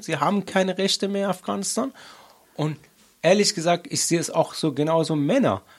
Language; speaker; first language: German; non-native, learner; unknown